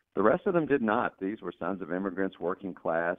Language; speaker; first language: English; native; English